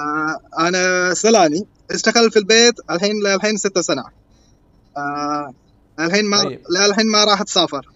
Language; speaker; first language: Arabic; non-native, learner; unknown